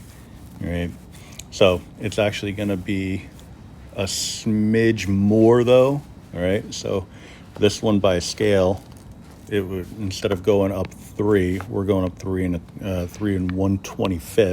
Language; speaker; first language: English; native; English